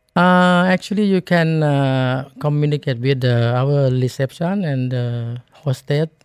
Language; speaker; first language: English; non-native, learner; Thai